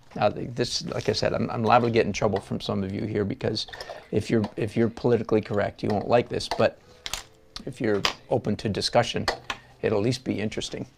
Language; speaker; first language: English; native; English